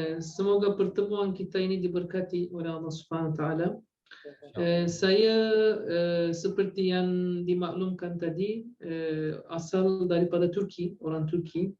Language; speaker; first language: Malay; non-native, fluent; Turkish